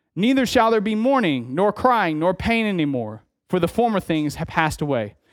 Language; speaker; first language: English; native; English